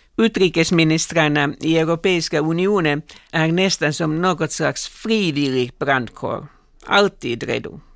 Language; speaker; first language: Swedish; non-native, local second language; Finnish